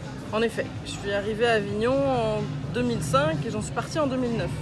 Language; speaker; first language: French; native; French